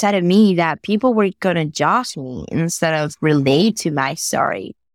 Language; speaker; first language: English; non-native, fluent; Spanish